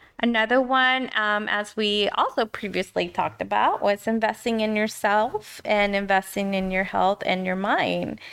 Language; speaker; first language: English; early bilingual, other home language; Spanish